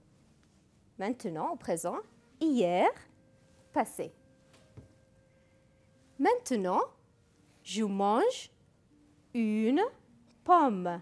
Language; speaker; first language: French; non-native, fluent; Arabic